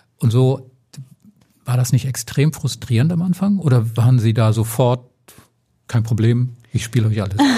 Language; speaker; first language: German; native; German